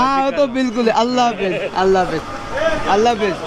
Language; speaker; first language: Hindi; non-native, learner; Bangla